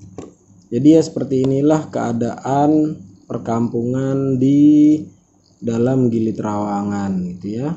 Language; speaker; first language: Indonesian; native; Indonesian